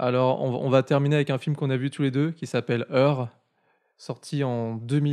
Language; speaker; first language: French; native; French